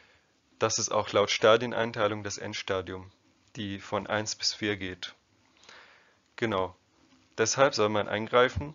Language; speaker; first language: German; non-native, fluent; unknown